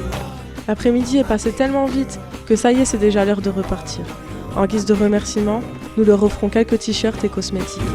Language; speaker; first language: French; native; French